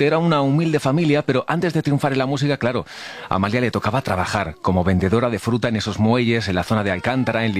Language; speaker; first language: Spanish; native; Spanish